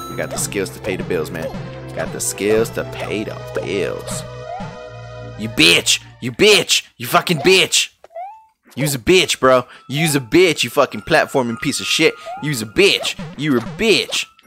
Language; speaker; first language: English; early bilingual, other home language; Spanish